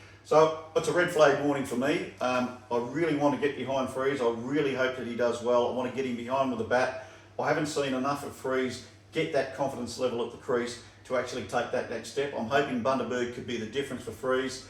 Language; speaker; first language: English; native; English